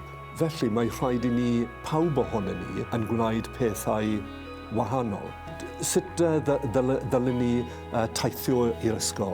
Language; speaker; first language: Welsh; non-native, local second language; English